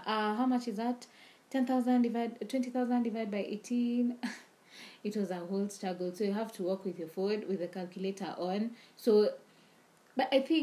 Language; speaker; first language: English; non-native, local second language; Swahili